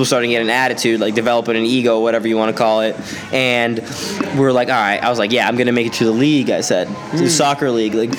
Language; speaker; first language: English; non-native, fluent; Swedish